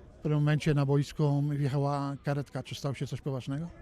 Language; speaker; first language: Polish; native; Polish